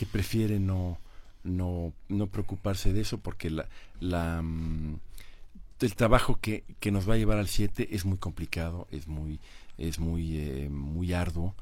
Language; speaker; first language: Spanish; native; Spanish